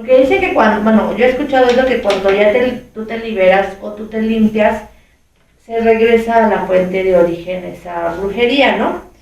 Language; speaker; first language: Spanish; native; Spanish